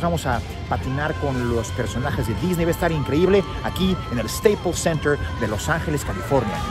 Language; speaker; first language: Spanish; native; Spanish